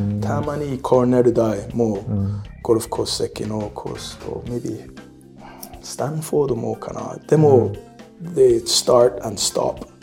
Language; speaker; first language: Japanese; non-native, learner; English